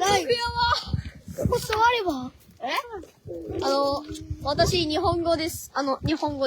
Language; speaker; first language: Japanese; native; Japanese